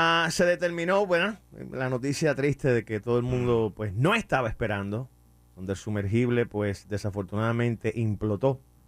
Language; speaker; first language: Spanish; native; Spanish